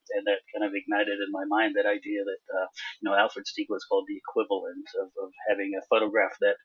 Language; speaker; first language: English; non-native, fluent; Hebrew